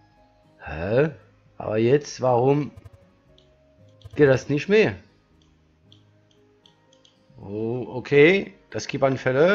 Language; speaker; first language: German; non-native, learner; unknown